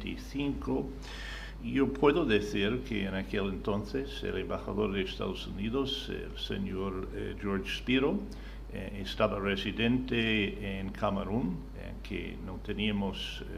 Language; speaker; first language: Spanish; non-native, fluent; English